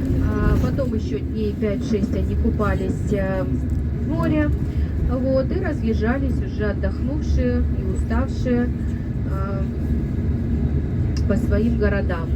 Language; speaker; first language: Russian; native; Russian